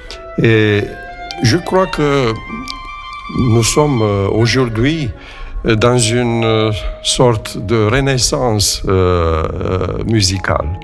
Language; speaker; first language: French; non-native, fluent; Romanian